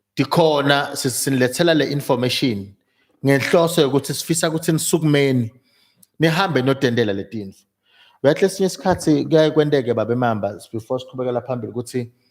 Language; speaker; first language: Zulu; non-native, local second language; Swati